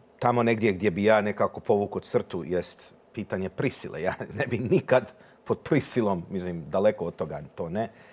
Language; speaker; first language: Croatian; early bilingual, heritage; Croatian